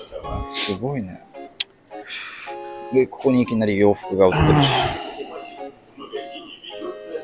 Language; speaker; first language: Japanese; native; Japanese